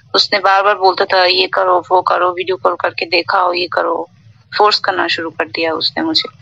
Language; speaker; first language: Hindi; non-native, learner; Bangla